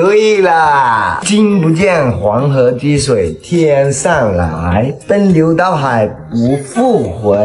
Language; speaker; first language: Chinese; native; Chinese